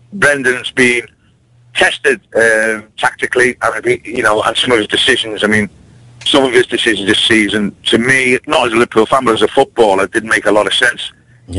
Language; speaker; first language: English; native; English